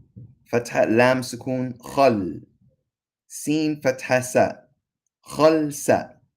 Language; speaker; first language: Arabic; non-native, fluent; English